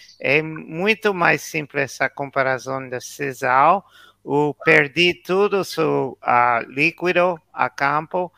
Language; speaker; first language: Portuguese; non-native, learner; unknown